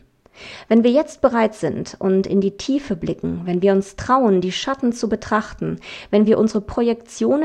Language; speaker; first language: German; native; German